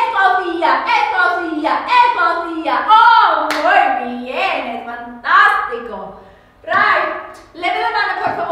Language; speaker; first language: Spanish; non-native, learner; English